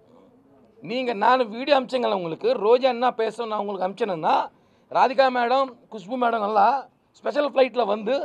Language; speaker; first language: Tamil; non-native, local second language; Telugu